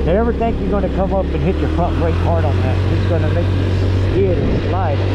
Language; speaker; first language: English; native; English